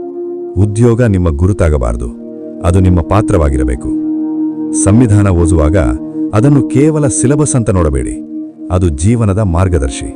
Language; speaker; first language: Kannada; native; Kannada